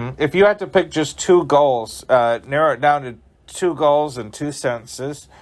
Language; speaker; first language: English; native; English